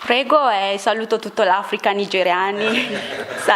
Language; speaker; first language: Italian; non-native, learner; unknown